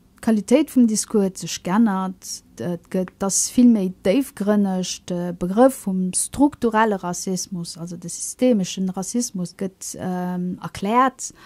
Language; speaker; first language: Luxembourgish; early bilingual, other home language; Kabuverdianu